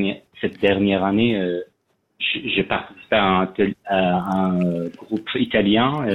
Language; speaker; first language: French; non-native, learner; Persian